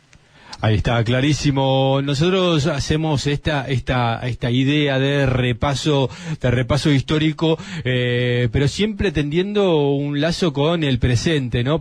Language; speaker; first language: Spanish; native; Spanish